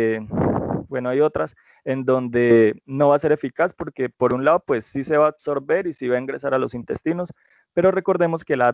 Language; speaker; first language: Spanish; native; Spanish